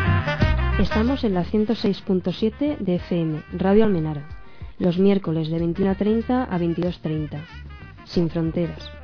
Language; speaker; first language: Spanish; native; Spanish